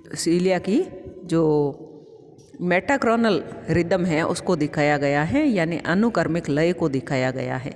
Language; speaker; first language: Hindi; native; Hindi